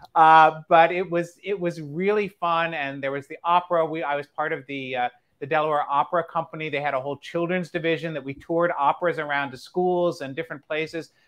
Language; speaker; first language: English; native; English